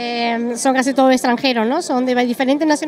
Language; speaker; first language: Spanish; native; Spanish